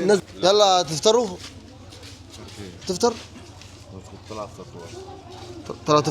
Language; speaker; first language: Arabic; native; Arabic